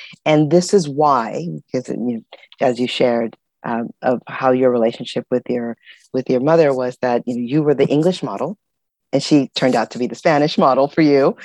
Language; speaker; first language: English; early bilingual, other home language; Spanish